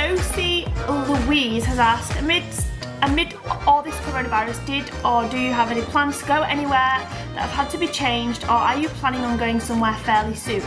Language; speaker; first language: English; native; English